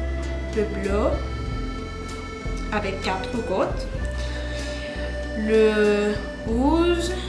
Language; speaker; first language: French; non-native, learner; Spanish